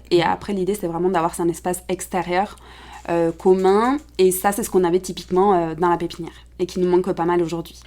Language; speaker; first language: French; early bilingual, other home language; Spanish